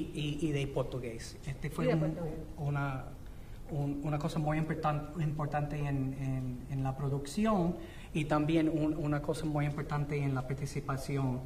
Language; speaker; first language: Spanish; non-native, fluent; English